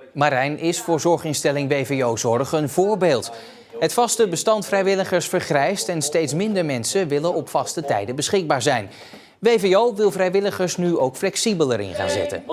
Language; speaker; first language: Dutch; native; Dutch